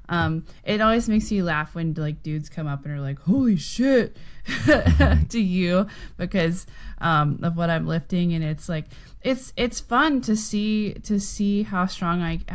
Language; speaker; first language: English; native; English